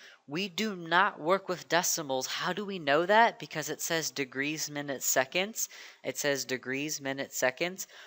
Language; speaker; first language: English; native; English